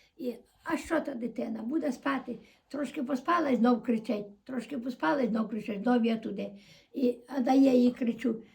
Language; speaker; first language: Ukrainian; native; Ukrainian